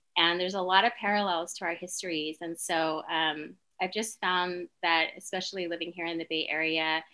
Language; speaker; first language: English; native; English